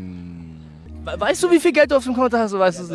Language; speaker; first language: German; native; German